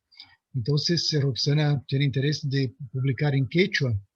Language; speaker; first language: Spanish; non-native, fluent; Portuguese